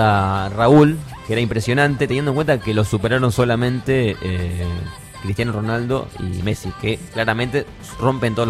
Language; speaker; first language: Spanish; native; Spanish